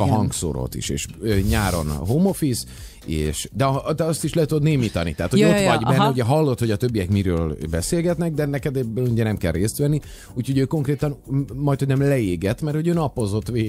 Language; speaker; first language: Hungarian; native; Hungarian